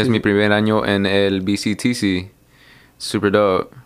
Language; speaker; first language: Spanish; early bilingual, heritage; Spanish